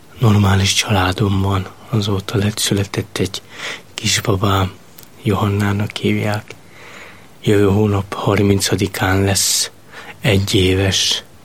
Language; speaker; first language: Hungarian; non-native, local second language; Romany